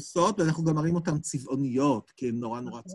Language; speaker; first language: Hebrew; native; Hebrew